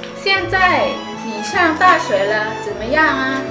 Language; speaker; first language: Chinese; non-native, learner; Thai